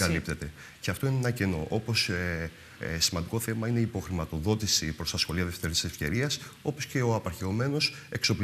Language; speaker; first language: Greek; native; Greek